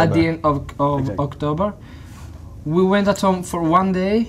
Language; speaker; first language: English; non-native, learner; Italian